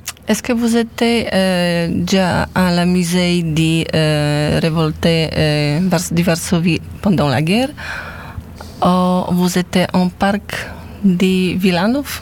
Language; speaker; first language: French; non-native, learner; Polish